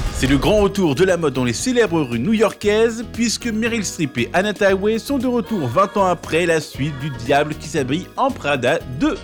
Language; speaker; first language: French; native; French